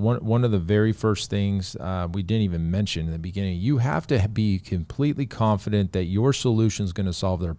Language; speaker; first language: English; native; English